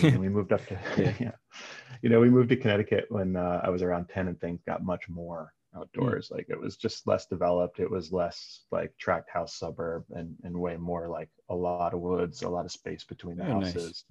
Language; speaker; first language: English; native; English